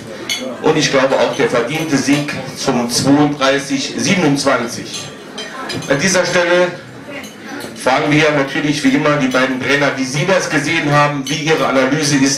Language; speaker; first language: German; native; German